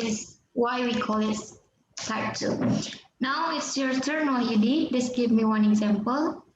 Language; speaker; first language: English; non-native, fluent; Indonesian